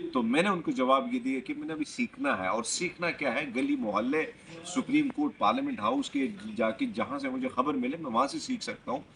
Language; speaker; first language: Urdu; non-native, local second language; Pashto